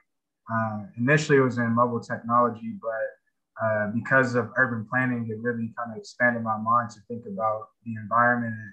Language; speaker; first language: English; native; English